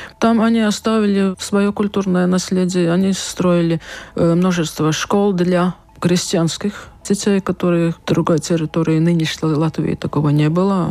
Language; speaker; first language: Russian; non-native, local second language; Latvian